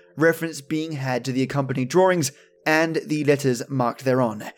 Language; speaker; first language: English; native; English